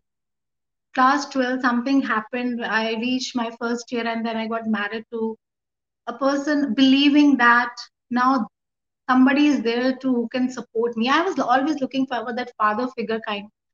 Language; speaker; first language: English; non-native, local second language; Hindi